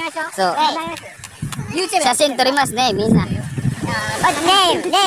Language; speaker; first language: Japanese; non-native, learner; Cebuano